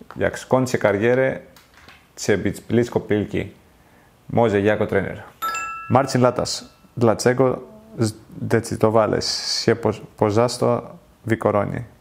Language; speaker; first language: Polish; non-native, learner; Greek